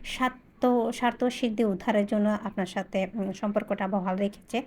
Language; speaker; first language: Bangla; non-native, local second language; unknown